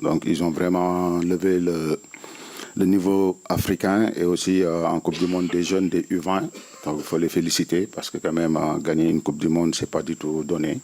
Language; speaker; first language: French; non-native, local second language; Wolof